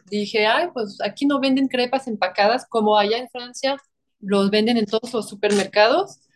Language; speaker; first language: Spanish; non-native, fluent; French